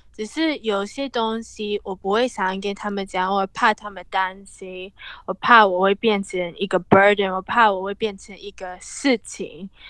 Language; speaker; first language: Chinese; early bilingual, heritage; English